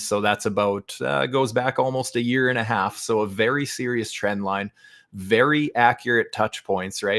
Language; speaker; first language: English; native; English